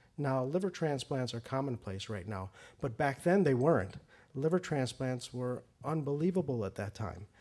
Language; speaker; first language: English; early bilingual, other home language; Persian